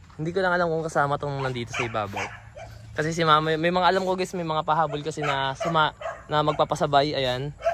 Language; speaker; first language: Filipino; native; Filipino